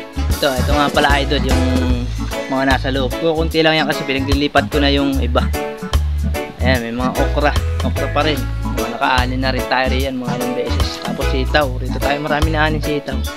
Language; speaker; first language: Filipino; native; Filipino